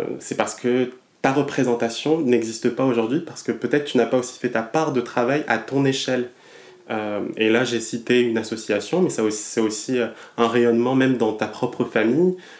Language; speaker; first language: French; non-native, local second language; Malagasy